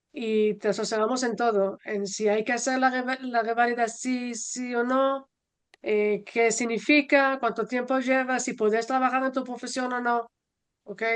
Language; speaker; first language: Spanish; non-native, fluent; Hebrew